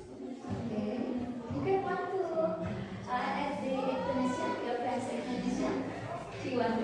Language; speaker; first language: English; non-native, learner; Indonesian